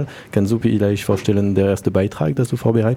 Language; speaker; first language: German; non-native, learner; French